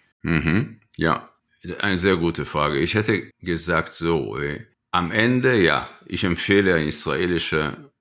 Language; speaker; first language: German; non-native, fluent; Hebrew